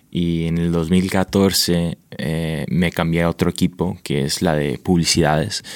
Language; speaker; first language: Spanish; early bilingual, heritage; Spanish